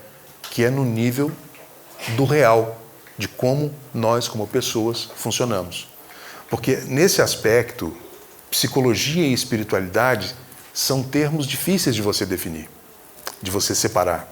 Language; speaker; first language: Portuguese; native; Portuguese